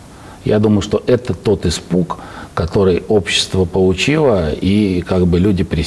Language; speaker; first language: Russian; native; Russian